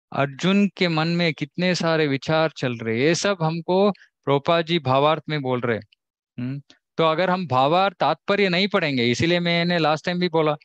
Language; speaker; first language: Hindi; non-native, local second language; Kannada